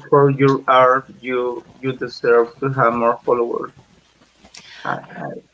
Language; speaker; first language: English; non-native, learner; Spanish